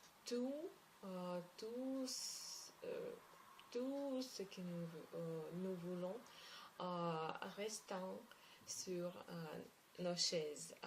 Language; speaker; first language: French; non-native, learner; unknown